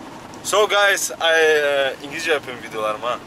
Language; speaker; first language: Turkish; early bilingual, heritage; Turkish